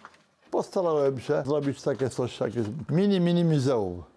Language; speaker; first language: Polish; early bilingual, heritage; Polish